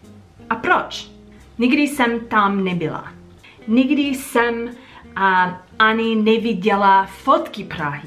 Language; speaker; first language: Czech; non-native, learner; English